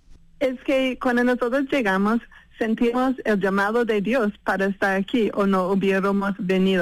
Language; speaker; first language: Spanish; non-native, fluent; English